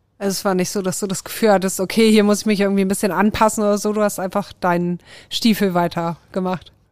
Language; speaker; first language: German; native; German